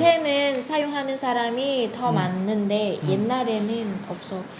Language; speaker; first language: Korean; non-native, fluent; Vietnamese